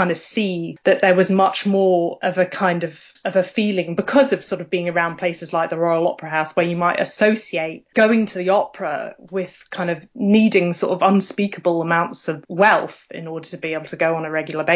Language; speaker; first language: English; native; English